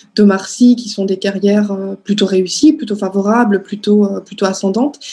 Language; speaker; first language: French; native; French